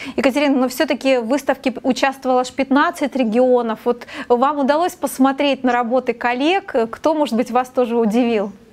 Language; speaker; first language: Russian; native; Russian